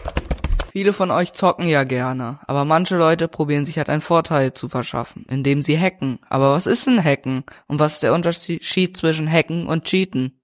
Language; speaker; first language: German; native; German